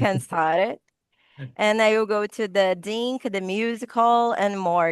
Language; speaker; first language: English; non-native, learner; Portuguese